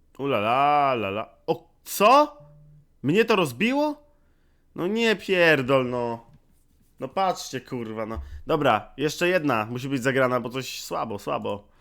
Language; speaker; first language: Polish; native; Polish